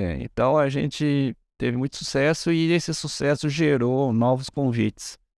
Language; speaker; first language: Portuguese; early bilingual, other home language; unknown